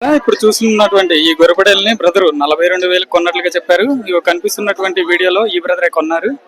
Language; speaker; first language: Telugu; native; Telugu